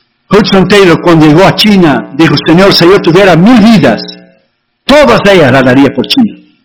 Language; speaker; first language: Spanish; native; Spanish